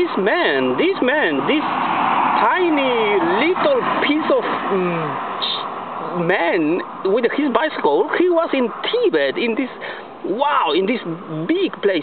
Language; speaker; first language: English; non-native, learner; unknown